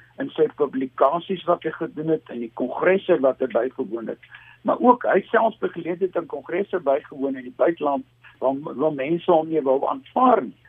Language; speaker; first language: Afrikaans; native; Afrikaans